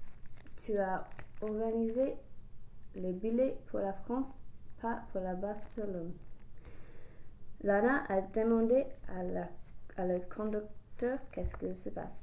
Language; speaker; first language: French; non-native, learner; English